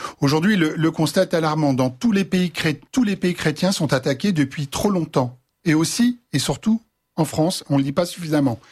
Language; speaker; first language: French; native; French